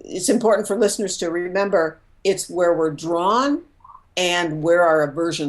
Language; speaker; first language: English; native; English